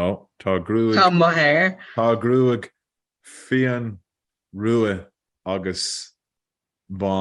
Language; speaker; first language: Irish; non-native, learner; English